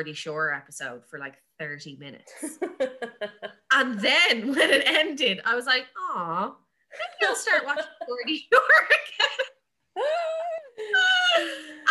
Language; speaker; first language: English; native; English